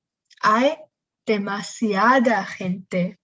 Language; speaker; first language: Spanish; non-native, fluent; English